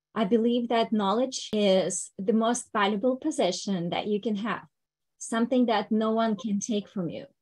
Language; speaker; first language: English; non-native, fluent; Ukrainian